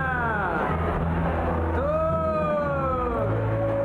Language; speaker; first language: Korean; native; Korean